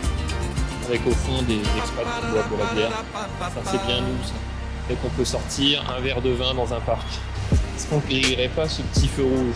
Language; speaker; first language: French; native; French